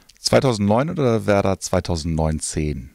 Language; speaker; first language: German; native; German